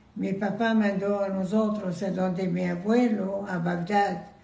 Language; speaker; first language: Spanish; non-native, learner; Persian